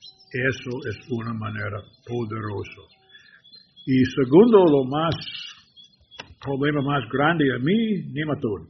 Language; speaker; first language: Spanish; non-native, learner; English